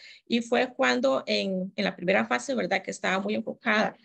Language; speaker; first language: Spanish; native; Spanish